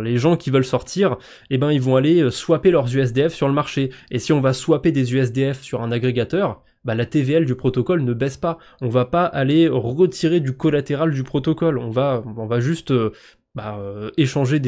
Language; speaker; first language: French; native; French